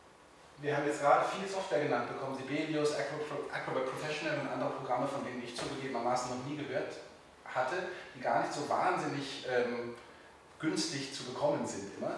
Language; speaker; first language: German; native; German